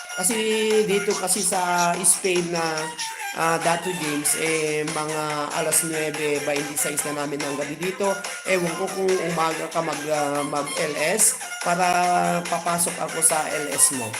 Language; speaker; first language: Filipino; non-native, local second language; Iloko